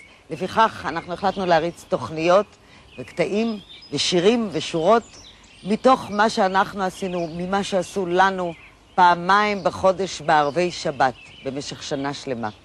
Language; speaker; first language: Hebrew; native; Hebrew